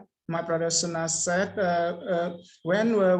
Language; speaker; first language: English; non-native, learner; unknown